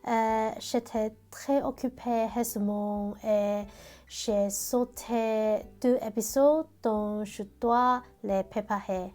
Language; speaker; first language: French; non-native, learner; Cantonese